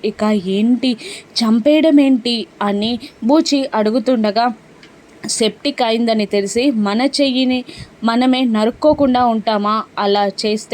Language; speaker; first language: Telugu; native; Telugu